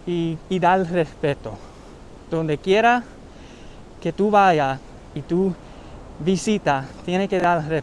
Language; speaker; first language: Spanish; early bilingual, heritage; English